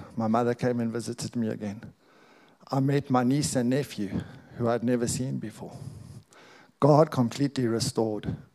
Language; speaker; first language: English; native; English